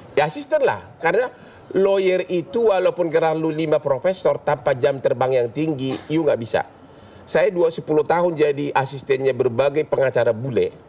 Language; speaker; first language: Indonesian; native; Indonesian